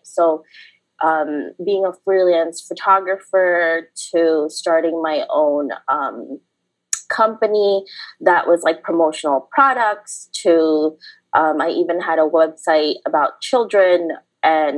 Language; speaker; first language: English; early bilingual, other home language; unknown